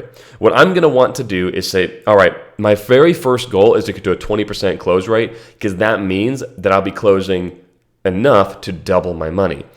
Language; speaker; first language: English; native; English